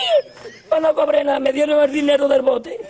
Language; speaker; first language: Spanish; native; Spanish